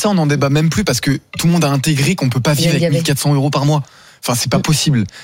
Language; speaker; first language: French; native; French